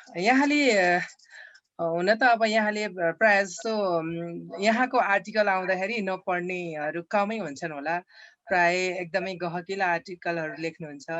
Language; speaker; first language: Nepali; native; Nepali